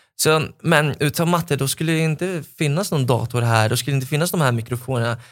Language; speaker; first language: Swedish; non-native, fluent; Arabic